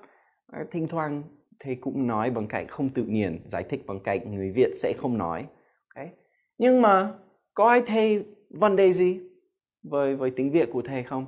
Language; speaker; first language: Vietnamese; non-native, fluent; English